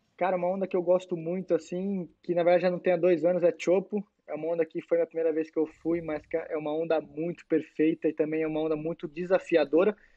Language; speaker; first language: Portuguese; native; Portuguese